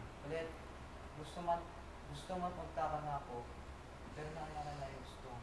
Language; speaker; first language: Cebuano; non-native, learner; Filipino